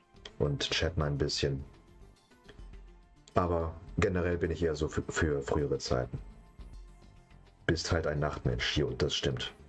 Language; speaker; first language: German; native; German